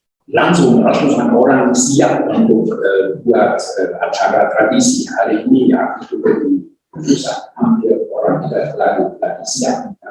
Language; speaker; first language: Indonesian; non-native, learner; German